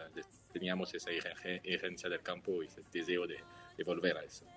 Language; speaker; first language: Spanish; non-native, fluent; French